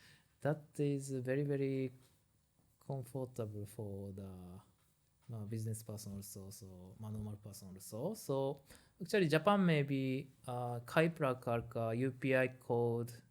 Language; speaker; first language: English; non-native, learner; Japanese